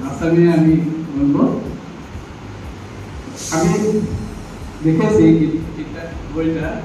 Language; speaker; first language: Bangla; non-native, learner; Assamese